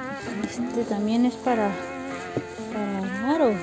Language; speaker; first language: Spanish; native; Spanish